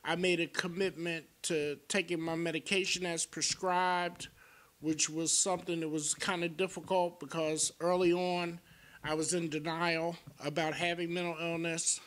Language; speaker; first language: English; native; English